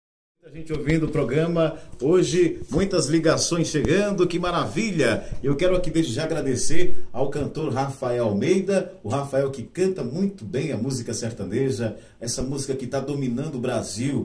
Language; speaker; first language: Portuguese; native; Portuguese